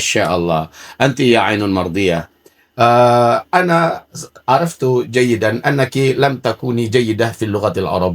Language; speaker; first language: Arabic; non-native, fluent; Indonesian